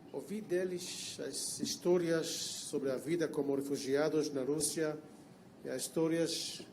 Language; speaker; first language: Portuguese; non-native, fluent; Hebrew